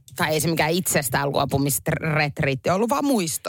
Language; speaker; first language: Finnish; native; Finnish